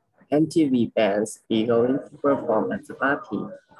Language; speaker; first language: English; non-native, learner; Vietnamese